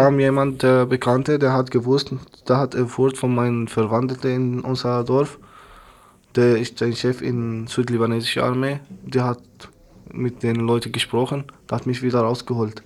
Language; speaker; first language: German; non-native, learner; Arabic